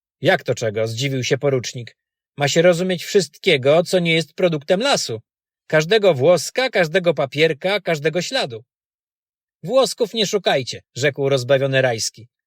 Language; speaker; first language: Polish; native; Polish